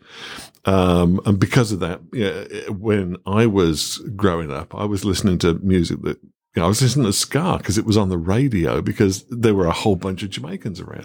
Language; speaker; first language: English; native; English